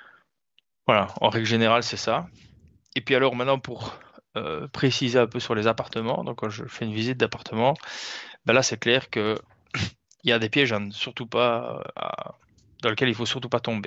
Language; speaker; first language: French; native; French